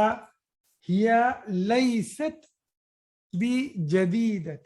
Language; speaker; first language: Arabic; non-native, fluent; Urdu